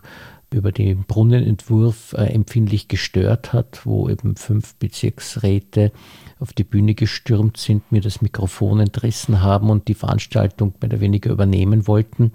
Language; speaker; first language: German; native; German